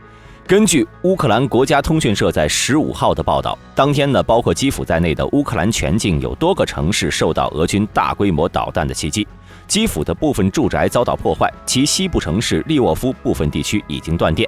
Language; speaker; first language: Chinese; native; Chinese